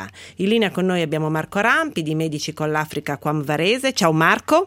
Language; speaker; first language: Italian; native; Italian